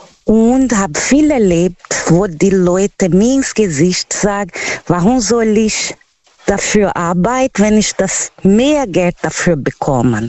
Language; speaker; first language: German; non-native, learner; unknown